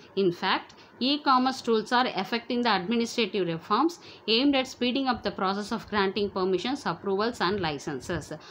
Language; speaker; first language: English; non-native, local second language; Tamil